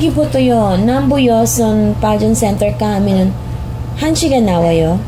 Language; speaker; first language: Korean; non-native, learner; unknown